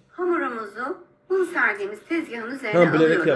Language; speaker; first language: Turkish; native; Turkish